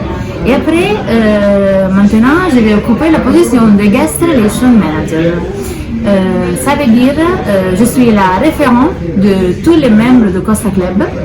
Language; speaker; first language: French; non-native, fluent; Italian